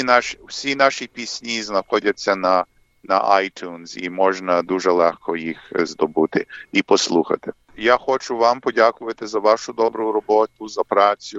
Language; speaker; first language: Ukrainian; early bilingual, heritage; English